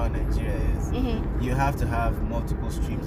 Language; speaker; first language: English; non-native, local second language; Hausa